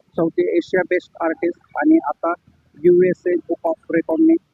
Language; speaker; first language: Marathi; native; Marathi